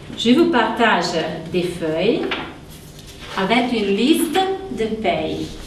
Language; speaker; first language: French; non-native, fluent; Hungarian